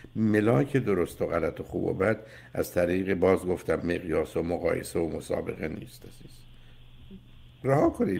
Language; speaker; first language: Persian; native; Persian